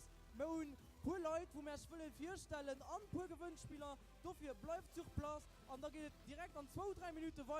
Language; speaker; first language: German; non-native, local second language; Luxembourgish